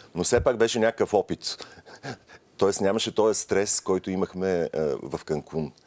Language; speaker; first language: Bulgarian; native; Bulgarian